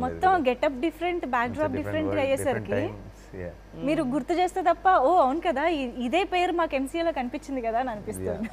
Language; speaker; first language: Telugu; native; Telugu